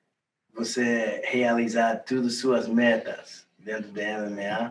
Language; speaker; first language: Portuguese; non-native, learner; English